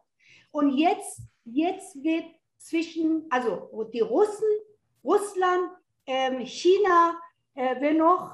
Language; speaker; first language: German; non-native, fluent; Persian